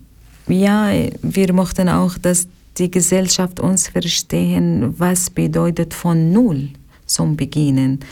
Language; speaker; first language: German; non-native, learner; Arabic